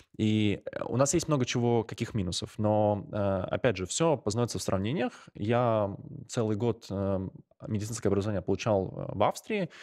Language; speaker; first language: Russian; non-native, local second language; Latvian